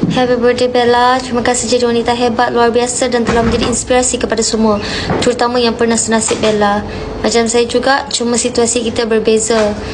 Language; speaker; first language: Malay; native; Malay